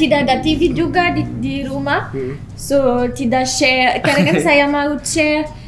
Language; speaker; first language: Indonesian; non-native, learner; French